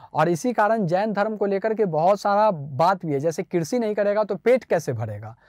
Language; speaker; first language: Hindi; native; Hindi